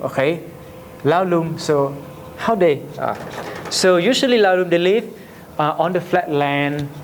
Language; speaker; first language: English; non-native, learner; Lao